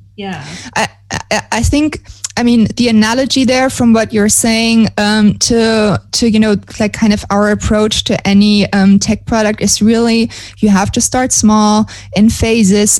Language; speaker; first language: English; non-native, fluent; German